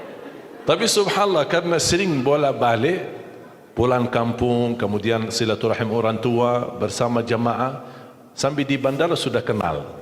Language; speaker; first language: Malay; non-native, fluent; Arabic